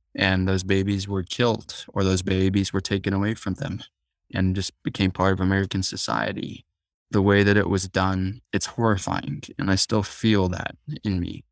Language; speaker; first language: English; native; English